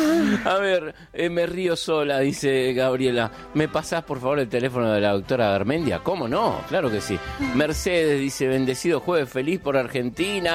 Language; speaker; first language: Spanish; native; Spanish